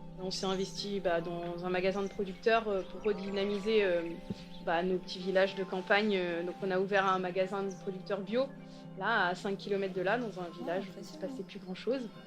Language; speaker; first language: French; native; French